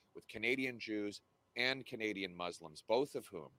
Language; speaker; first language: English; native; English